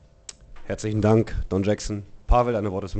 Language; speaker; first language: German; native; German